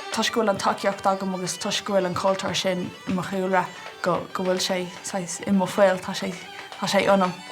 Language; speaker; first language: Irish; non-native, local second language; English